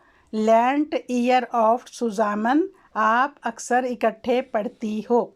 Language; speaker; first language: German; non-native, learner; Urdu